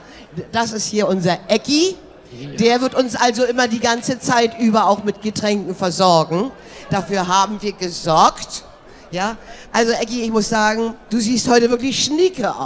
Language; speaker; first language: German; native; German